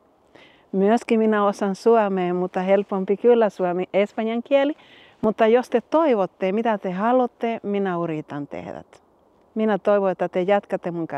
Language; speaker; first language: Finnish; non-native, learner; Spanish